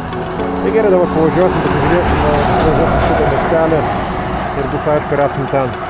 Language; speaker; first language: Lithuanian; native; Lithuanian